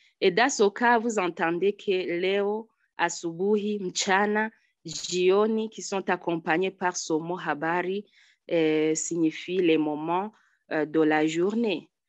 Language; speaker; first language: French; non-native, local second language; Rundi